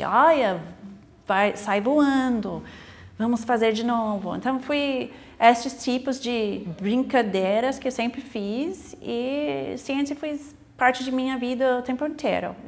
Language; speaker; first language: Portuguese; non-native, fluent; English